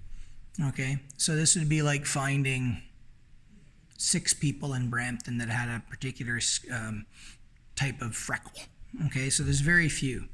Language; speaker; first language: English; native; English